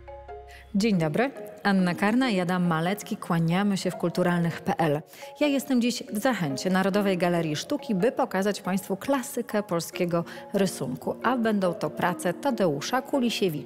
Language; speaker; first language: Polish; native; Polish